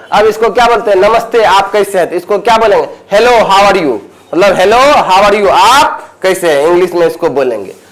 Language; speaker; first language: Hindi; native; Hindi